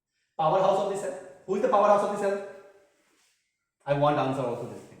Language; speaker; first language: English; non-native, local second language; Hindi